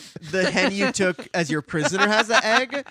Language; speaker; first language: English; native; English